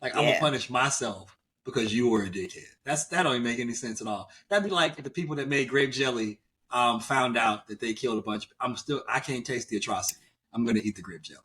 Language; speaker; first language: English; native; English